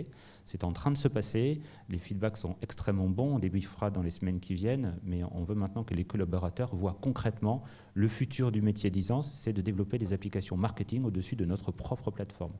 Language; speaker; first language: French; native; French